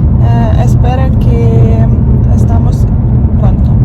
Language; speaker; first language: Spanish; non-native, learner; Russian